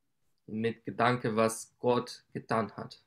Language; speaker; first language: German; non-native, learner; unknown